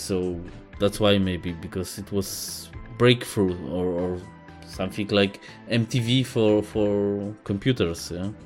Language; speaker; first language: English; non-native, fluent; Polish